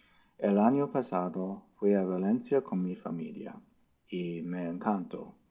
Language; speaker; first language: Spanish; non-native, learner; English